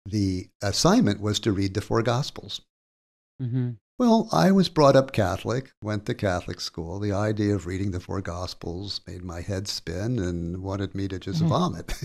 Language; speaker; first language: English; native; English